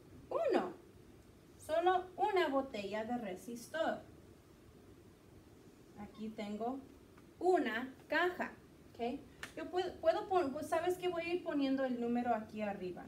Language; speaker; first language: Spanish; early bilingual, heritage; Spanish